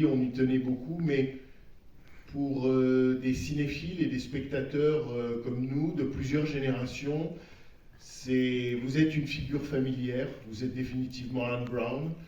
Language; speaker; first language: French; native; French